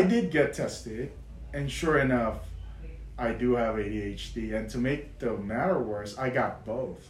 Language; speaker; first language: English; non-native, local second language; Filipino